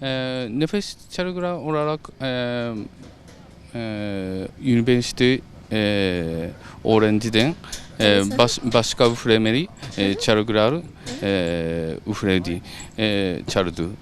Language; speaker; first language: Turkish; non-native, learner; Japanese